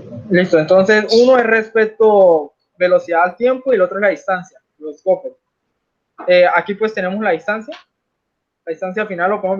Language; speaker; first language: Spanish; native; Spanish